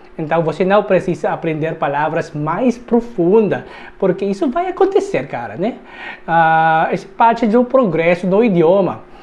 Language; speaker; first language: Portuguese; non-native, learner; Filipino